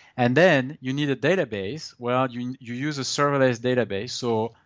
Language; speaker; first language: English; non-native, fluent; French